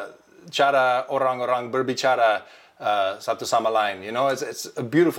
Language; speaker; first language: Indonesian; non-native, fluent; English